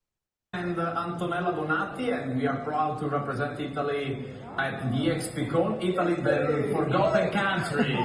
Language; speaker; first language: English; non-native, learner; Italian